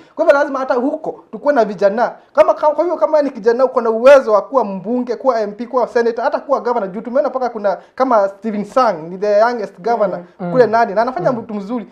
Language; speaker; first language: Swahili; non-native, local second language; Kikuyu